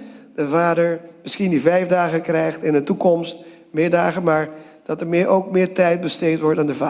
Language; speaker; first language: Dutch; non-native, local second language; Papiamento